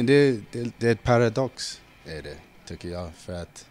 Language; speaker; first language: Swedish; non-native, fluent; English